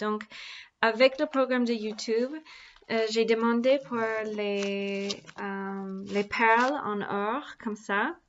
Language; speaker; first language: French; non-native, learner; English